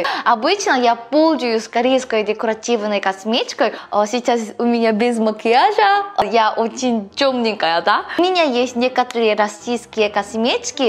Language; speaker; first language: Russian; non-native, learner; Korean